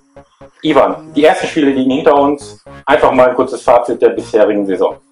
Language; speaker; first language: German; native; German